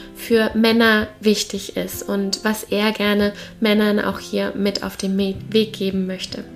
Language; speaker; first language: German; native; German